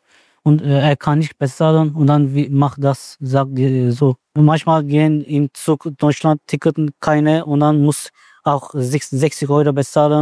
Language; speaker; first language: German; non-native, learner; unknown